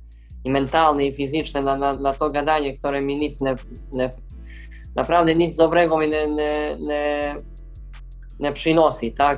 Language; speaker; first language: Polish; non-native, learner; Serbian